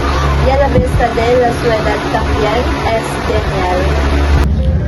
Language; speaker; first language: Spanish; non-native, learner; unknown